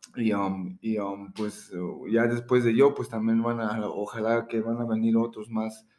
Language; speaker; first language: Spanish; early bilingual, heritage; Spanish